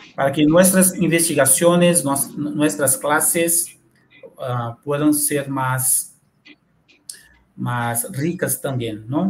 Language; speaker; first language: Spanish; non-native, fluent; Portuguese